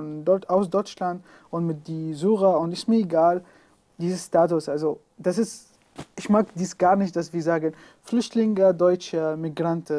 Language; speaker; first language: German; non-native, learner; Arabic